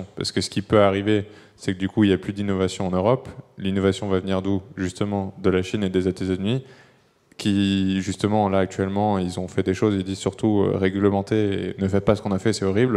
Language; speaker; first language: French; native; French